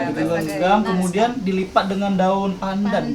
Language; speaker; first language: Indonesian; native; Indonesian